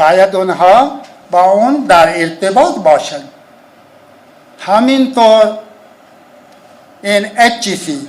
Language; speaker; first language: Persian; non-native, fluent; Urdu